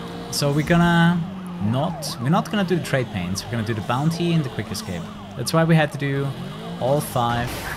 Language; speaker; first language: English; non-native, fluent; German